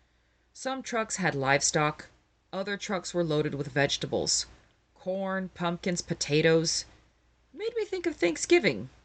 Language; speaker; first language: English; native; English